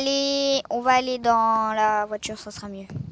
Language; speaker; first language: French; native; French